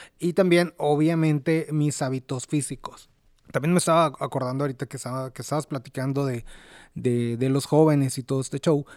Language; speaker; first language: Spanish; native; Spanish